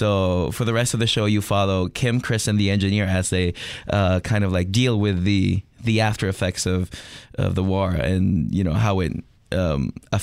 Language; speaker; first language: English; non-native, local second language; Filipino